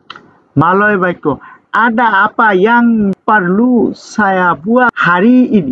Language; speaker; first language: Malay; non-native, fluent; Bangla